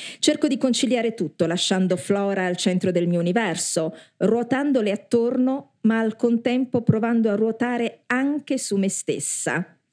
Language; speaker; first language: Italian; native; Italian